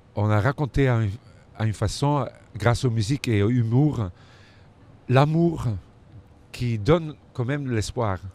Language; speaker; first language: French; non-native, local second language; Dutch